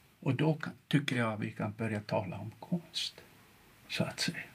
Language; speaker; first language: Swedish; non-native, local second language; Finnish